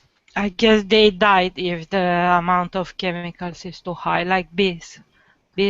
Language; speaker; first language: English; non-native, learner; Romanian